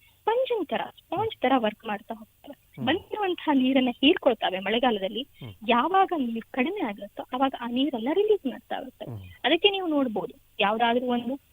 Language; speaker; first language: Kannada; native; Kannada